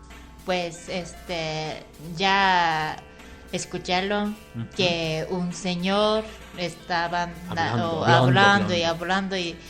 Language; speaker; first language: Spanish; non-native, fluent; Japanese